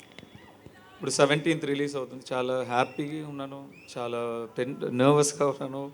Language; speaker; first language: Telugu; non-native, learner; Tamil